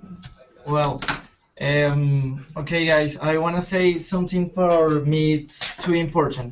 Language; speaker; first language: English; non-native, learner; Spanish